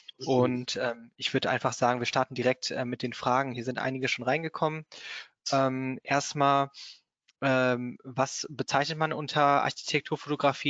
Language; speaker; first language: German; native; German